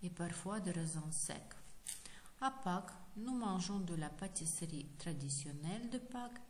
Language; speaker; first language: French; non-native, fluent; Ukrainian